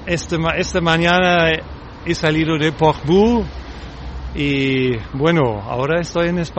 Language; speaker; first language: Spanish; non-native, learner; German